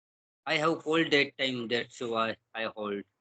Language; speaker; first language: English; non-native, learner; Hindi